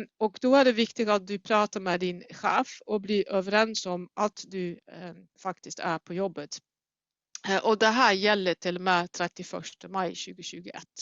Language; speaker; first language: Swedish; non-native, fluent; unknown